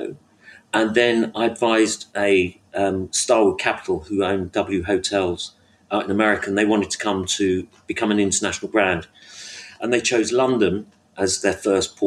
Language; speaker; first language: English; native; English